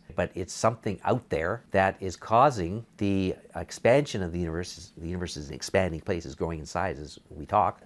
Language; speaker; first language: English; native; English